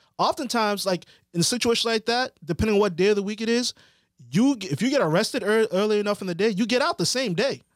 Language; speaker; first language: English; early bilingual, other home language; Haitian Creole